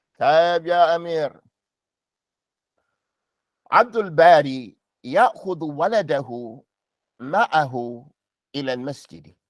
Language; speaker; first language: Arabic; non-native, fluent; English